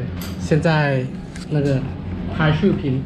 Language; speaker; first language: Chinese; non-native, learner; Thai